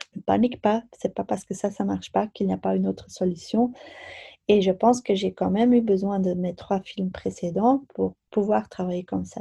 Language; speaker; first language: French; non-native, local second language; Dutch